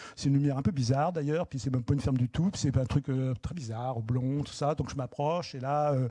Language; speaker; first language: French; native; French